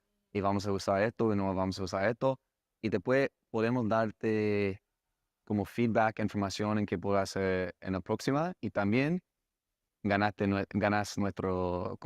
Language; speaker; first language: Spanish; non-native, fluent; English